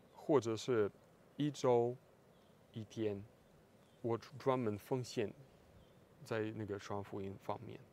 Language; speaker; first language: Chinese; non-native, fluent; Russian